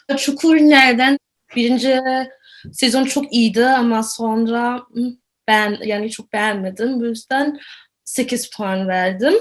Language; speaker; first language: Turkish; non-native, learner; German